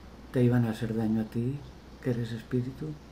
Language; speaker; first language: Spanish; native; Spanish